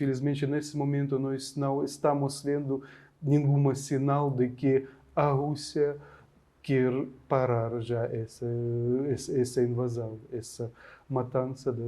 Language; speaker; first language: Portuguese; non-native, fluent; Ukrainian